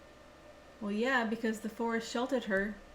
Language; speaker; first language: English; native; English